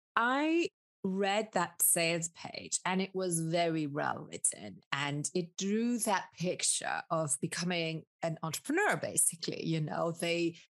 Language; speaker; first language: English; early bilingual, other home language; Spanish